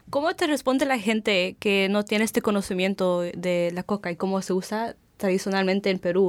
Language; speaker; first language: Spanish; early bilingual, heritage; Spanish